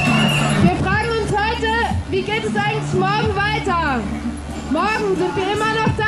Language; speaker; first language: German; native; German